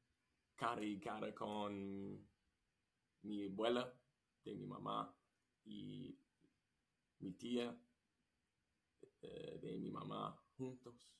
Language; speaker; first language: Spanish; non-native, learner; English